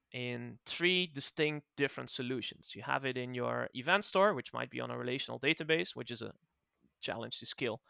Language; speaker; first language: English; non-native, fluent; Dutch